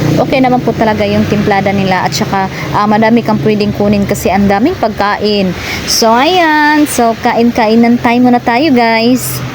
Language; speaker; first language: Filipino; non-native, local second language; Cebuano